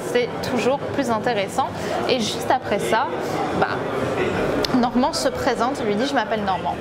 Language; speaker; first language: French; native; French